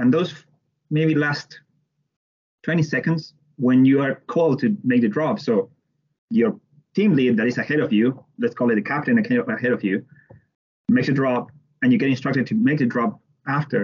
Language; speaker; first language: English; non-native, fluent; Spanish